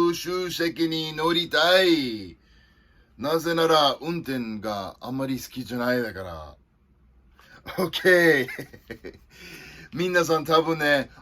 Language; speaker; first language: Japanese; non-native, fluent; English